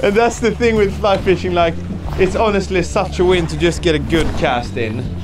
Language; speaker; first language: English; non-native, fluent; Swedish